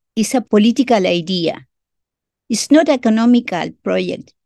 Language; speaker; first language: English; non-native, learner; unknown